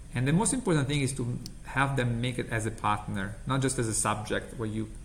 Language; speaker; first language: English; non-native, fluent; Italian